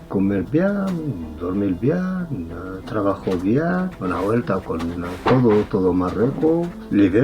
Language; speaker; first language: Spanish; non-native, learner; Arabic